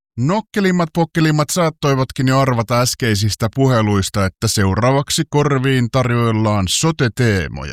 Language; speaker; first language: Finnish; native; Finnish